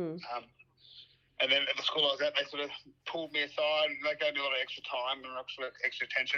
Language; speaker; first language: English; native; English